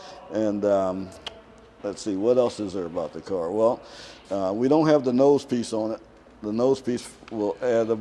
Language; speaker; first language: English; native; English